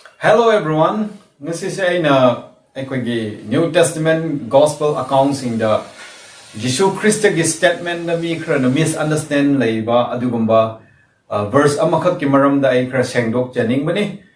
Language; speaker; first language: Manipuri; non-native, local second language; Rongmei Naga